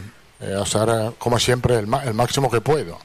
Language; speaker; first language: Portuguese; non-native, fluent; Italian